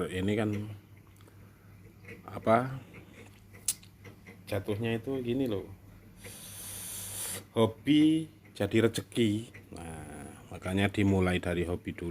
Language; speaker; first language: Indonesian; native; Indonesian